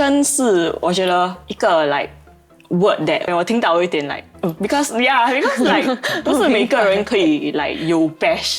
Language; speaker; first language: Chinese; non-native, local second language; English